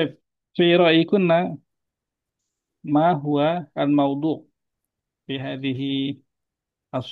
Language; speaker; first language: Arabic; non-native, fluent; Indonesian